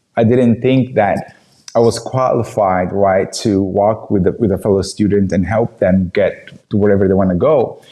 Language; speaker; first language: English; non-native, fluent; Portuguese